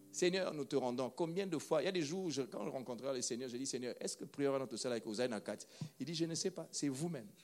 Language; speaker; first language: French; non-native, local second language; Lingala